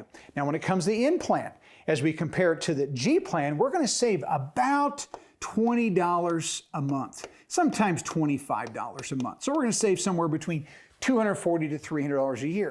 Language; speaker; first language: English; native; English